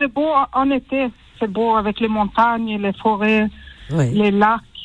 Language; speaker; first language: French; early bilingual, heritage; French